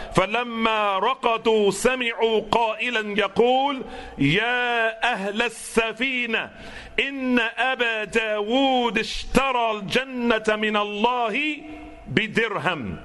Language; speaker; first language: Arabic; non-native, fluent; English